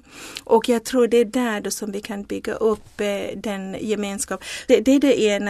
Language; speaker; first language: Swedish; non-native, fluent; Zulu